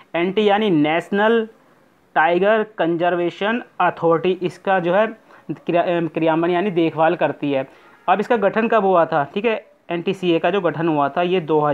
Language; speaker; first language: Hindi; native; Hindi